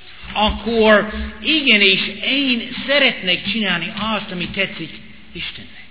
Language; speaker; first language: Hungarian; non-native, fluent; English